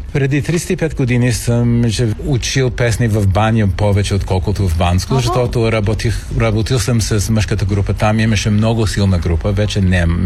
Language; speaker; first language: Bulgarian; non-native, fluent; English